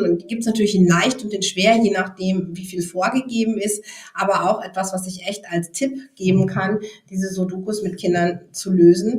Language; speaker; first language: German; native; German